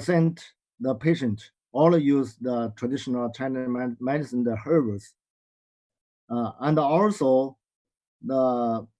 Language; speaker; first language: English; non-native, learner; Chinese